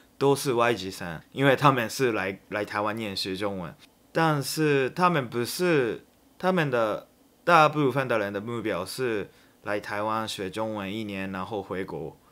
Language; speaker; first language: Chinese; non-native, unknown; Japanese